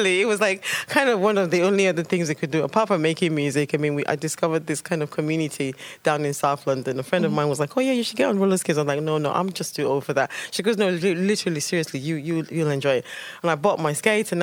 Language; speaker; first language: English; non-native, local second language; Ibibio